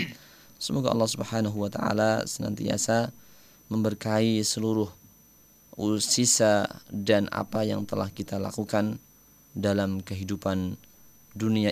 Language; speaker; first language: Indonesian; native; Indonesian